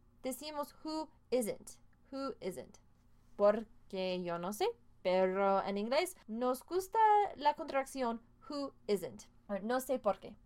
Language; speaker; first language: Spanish; non-native, fluent; English